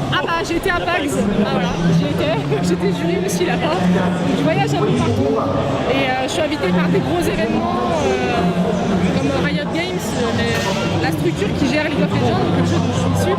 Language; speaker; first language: French; native; French